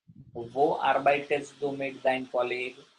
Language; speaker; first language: German; non-native, learner; Gujarati